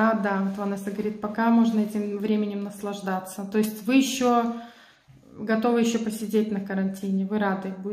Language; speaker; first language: Russian; native; Russian